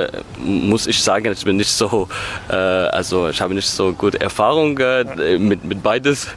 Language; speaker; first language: German; non-native, learner; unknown